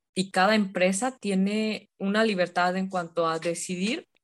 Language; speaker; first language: Spanish; native; Spanish